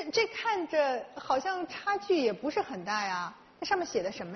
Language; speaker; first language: Chinese; native; Chinese